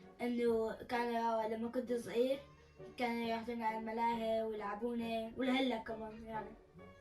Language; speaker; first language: Arabic; native; Arabic